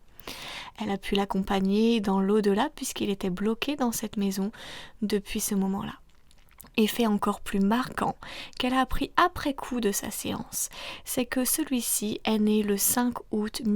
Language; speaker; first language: French; native; French